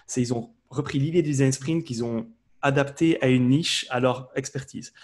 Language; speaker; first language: French; native; French